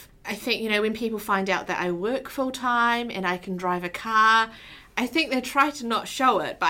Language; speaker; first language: English; native; English